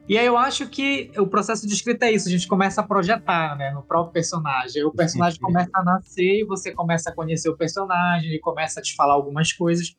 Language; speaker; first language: Portuguese; native; Portuguese